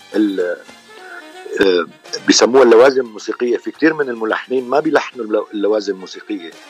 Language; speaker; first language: Arabic; native; Arabic